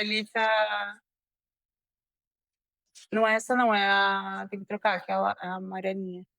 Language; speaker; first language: Portuguese; native; Portuguese